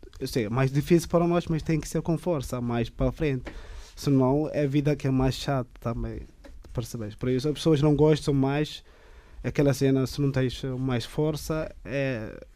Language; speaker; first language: Portuguese; non-native, learner; Tigrinya